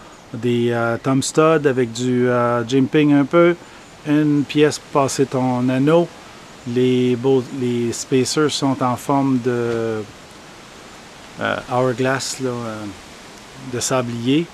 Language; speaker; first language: French; native; French